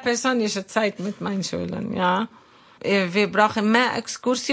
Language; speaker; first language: German; non-native, learner; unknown